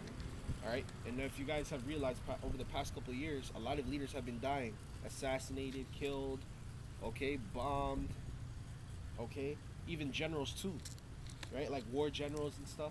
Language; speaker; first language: English; native; English